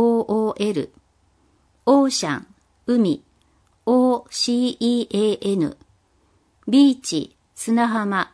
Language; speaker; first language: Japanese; non-native, fluent; English